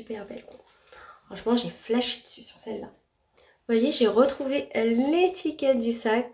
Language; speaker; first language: French; native; French